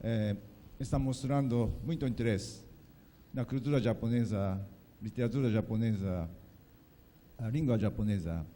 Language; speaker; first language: Portuguese; non-native, fluent; Japanese